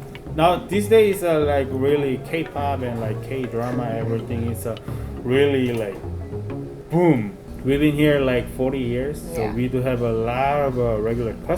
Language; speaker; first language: English; non-native, fluent; Korean